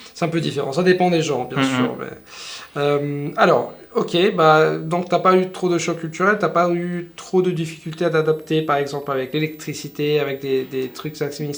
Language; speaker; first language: French; non-native, fluent; Italian